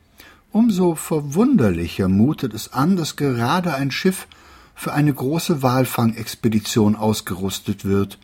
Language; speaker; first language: German; native; German